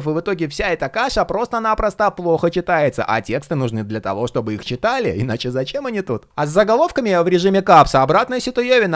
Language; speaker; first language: Russian; native; Russian